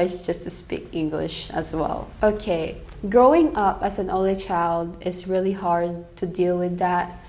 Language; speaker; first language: English; native; English